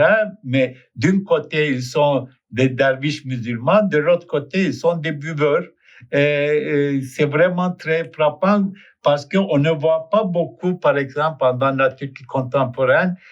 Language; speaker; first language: French; non-native, fluent; Turkish